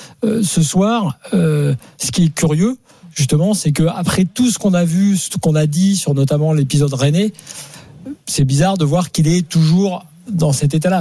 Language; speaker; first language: French; native; French